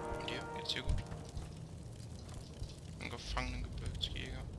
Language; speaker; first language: German; native; German